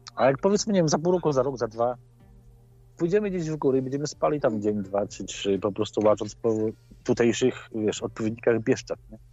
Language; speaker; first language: Polish; native; Polish